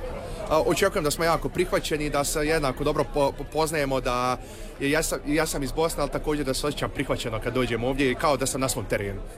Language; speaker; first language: Serbian; native; Serbian